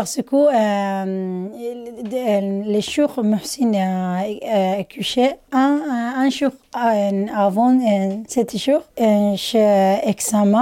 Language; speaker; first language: French; non-native, learner; Somali